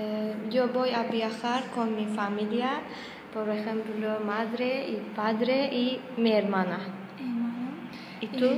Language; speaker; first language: Spanish; non-native, learner; Azerbaijani